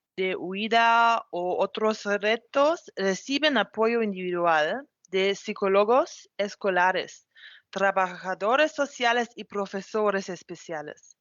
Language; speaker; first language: Spanish; non-native, fluent; German